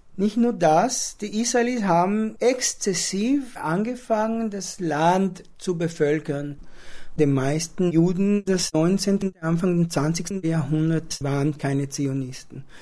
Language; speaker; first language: German; non-native, fluent; Hebrew